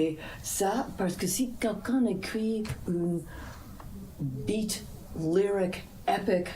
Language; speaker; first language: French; non-native, fluent; English